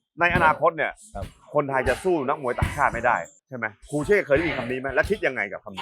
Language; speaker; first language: Thai; native; Thai